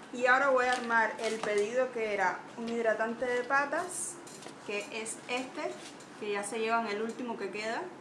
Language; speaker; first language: Spanish; native; Spanish